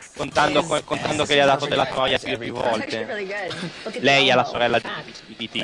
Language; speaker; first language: Italian; native; Italian